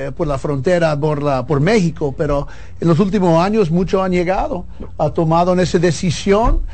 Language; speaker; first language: Spanish; early bilingual, heritage; Spanish